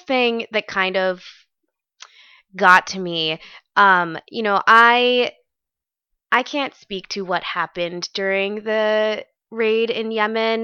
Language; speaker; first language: English; native; English